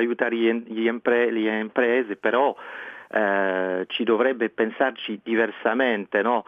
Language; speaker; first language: Italian; non-native, fluent; French